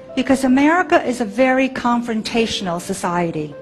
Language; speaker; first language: English; early bilingual, other home language; Chinese